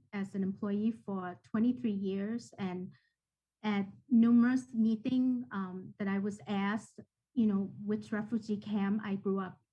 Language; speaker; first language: English; non-native, fluent; Thai